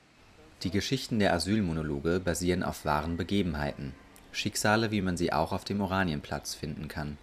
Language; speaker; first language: German; native; German